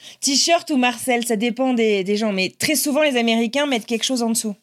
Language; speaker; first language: French; native; French